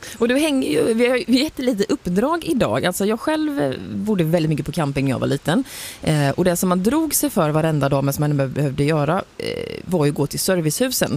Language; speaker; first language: Swedish; native; Swedish